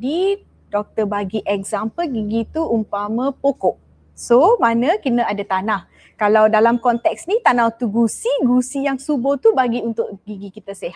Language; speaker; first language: Malay; native; Malay